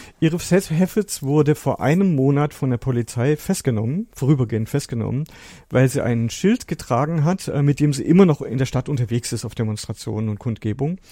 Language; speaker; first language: German; native; German